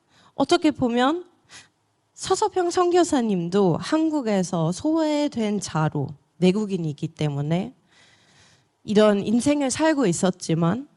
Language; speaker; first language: Korean; non-native, fluent; German